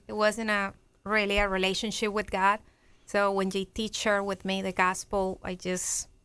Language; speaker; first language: English; non-native, learner; Spanish